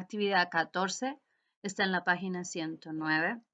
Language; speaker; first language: Spanish; non-native, fluent; English